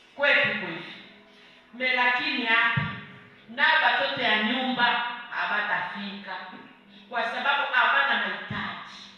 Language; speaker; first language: Swahili; native; Swahili